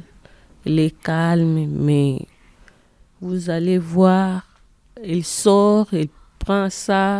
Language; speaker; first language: French; non-native, learner; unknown